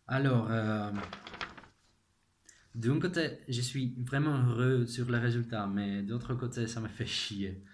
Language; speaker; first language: French; non-native, fluent; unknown